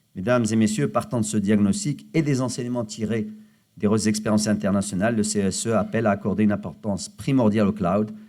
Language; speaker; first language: French; non-native, local second language; Arabic